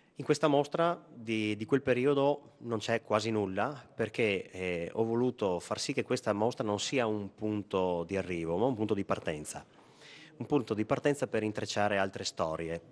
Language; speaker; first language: Italian; native; Italian